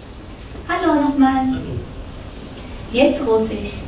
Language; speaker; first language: German; non-native, fluent; Italian